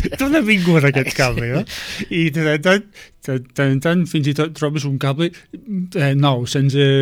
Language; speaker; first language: Catalan; non-native, fluent; English